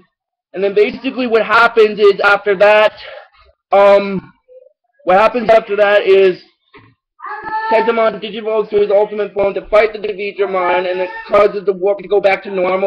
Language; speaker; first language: English; native; English